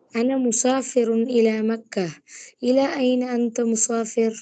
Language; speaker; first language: Arabic; non-native, learner; Tamil